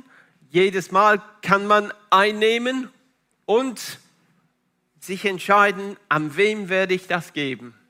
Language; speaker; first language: German; non-native, fluent; Italian